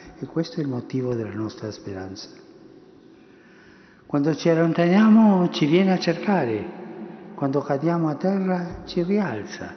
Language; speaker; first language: Italian; early bilingual, heritage; Spanish